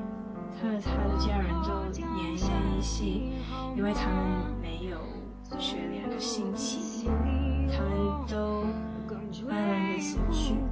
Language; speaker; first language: Chinese; non-native, learner; English